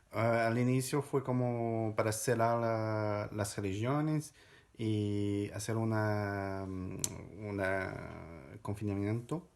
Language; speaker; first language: Spanish; non-native, fluent; French